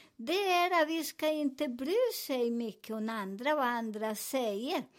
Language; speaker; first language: Swedish; non-native, fluent; Spanish